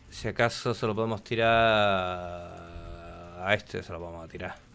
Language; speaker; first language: Spanish; native; Spanish